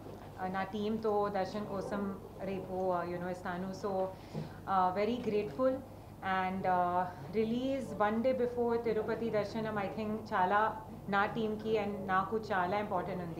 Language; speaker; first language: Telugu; non-native, learner; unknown